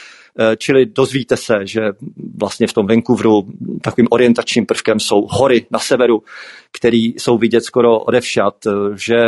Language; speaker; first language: Czech; native; Czech